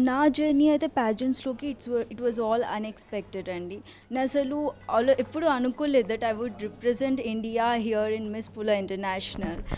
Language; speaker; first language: Telugu; native; Telugu